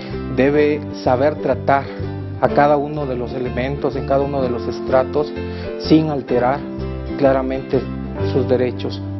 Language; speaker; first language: Spanish; native; Spanish